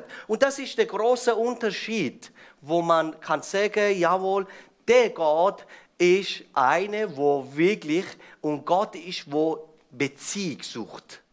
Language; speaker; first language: German; non-native, fluent; Persian